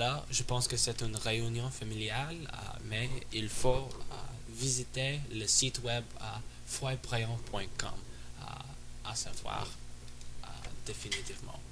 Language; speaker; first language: French; non-native, learner; English